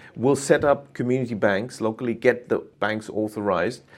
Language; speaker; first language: English; non-native, fluent; German